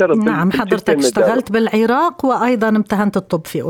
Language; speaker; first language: Arabic; native; Arabic